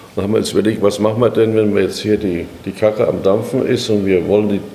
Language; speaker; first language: German; native; German